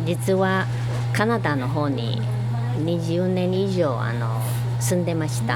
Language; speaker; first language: Japanese; non-native, fluent; Chinese